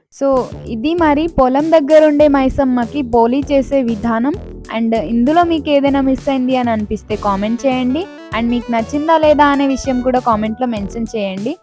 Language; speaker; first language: Telugu; non-native, local second language; Lambadi